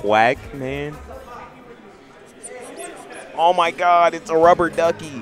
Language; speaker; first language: English; native; English